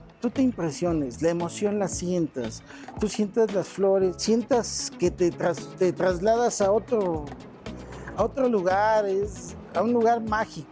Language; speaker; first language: Spanish; native; Spanish